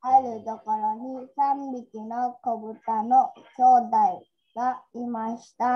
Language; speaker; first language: Japanese; non-native, learner; Vietnamese